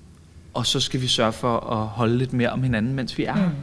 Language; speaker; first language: Danish; native; Danish